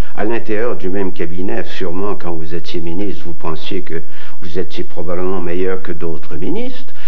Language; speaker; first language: French; native; French